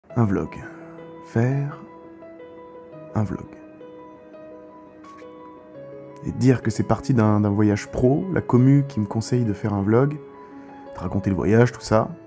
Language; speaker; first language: French; native; French